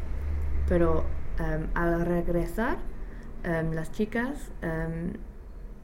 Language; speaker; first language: Spanish; non-native, fluent; English